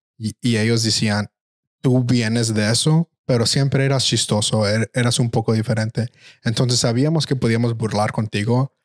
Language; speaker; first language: Spanish; early bilingual, heritage; Spanish